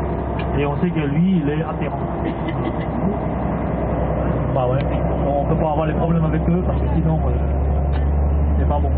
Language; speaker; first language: French; non-native, fluent; Cantonese